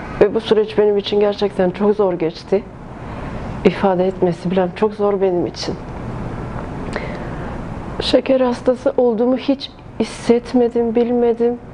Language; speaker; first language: Turkish; early bilingual, heritage; Turkish